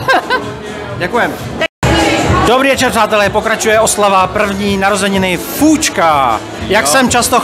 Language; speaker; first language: Czech; native; Czech